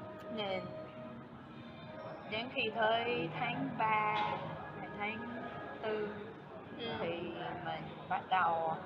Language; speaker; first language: Vietnamese; non-native, fluent; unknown